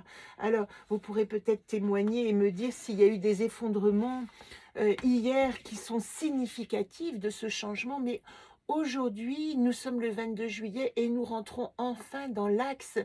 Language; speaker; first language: French; native; French